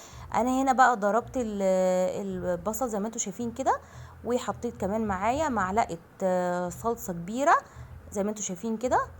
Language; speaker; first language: Arabic; native; Arabic